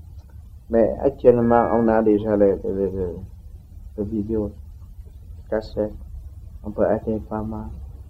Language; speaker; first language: French; non-native, learner; Vietnamese